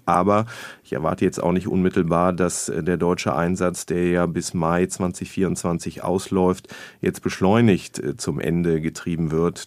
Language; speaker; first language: German; native; German